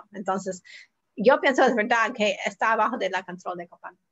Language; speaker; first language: Spanish; non-native, learner; English